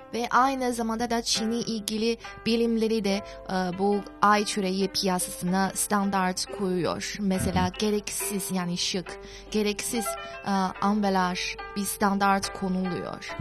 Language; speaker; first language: Turkish; non-native, fluent; Chinese